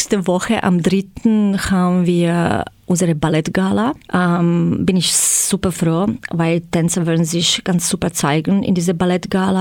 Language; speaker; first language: German; non-native, fluent; Croatian